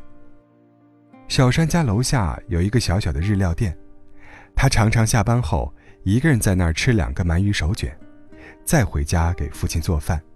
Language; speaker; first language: Chinese; native; Chinese